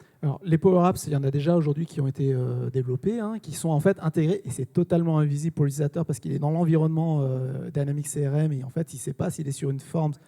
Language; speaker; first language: French; native; French